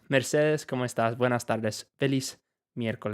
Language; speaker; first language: Spanish; non-native, fluent; English